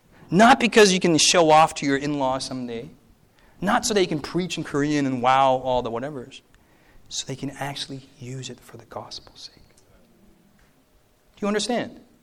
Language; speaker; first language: English; early bilingual, other home language; Korean